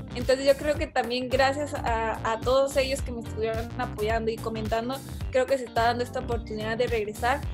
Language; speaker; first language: Spanish; native; Spanish